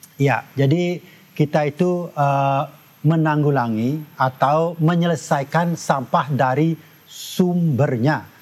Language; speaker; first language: Indonesian; non-native, local second language; Balinese